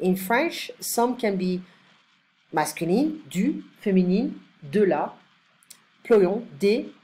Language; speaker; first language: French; non-native, fluent; English